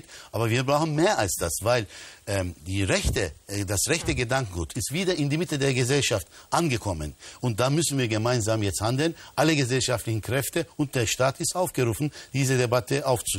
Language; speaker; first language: German; non-native, fluent; Turkish